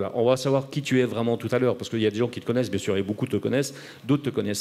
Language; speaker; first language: French; native; French